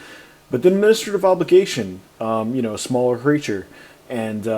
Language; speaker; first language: English; native; English